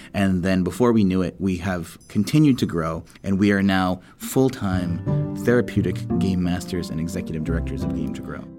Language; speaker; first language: English; native; English